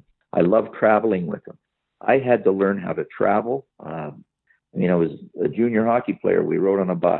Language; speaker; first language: English; native; English